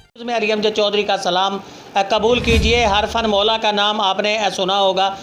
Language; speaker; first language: Urdu; non-native, local second language; Punjabi